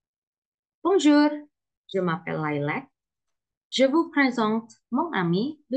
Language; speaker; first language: French; non-native, learner; Indonesian